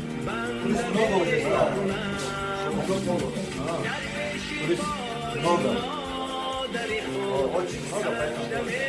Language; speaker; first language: Russian; non-native, learner; Tajik